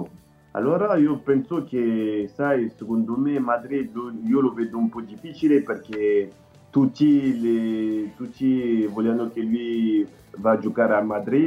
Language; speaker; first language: Italian; non-native, learner; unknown